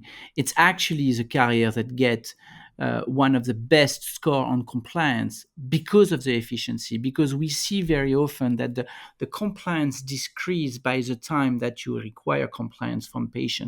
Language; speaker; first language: English; non-native, fluent; French